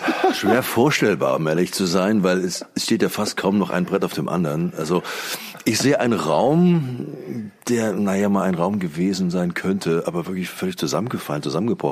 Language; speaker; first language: German; native; German